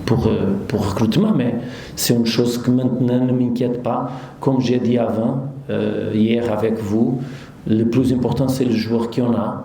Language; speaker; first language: French; non-native, learner; Portuguese